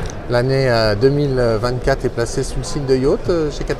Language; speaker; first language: French; native; French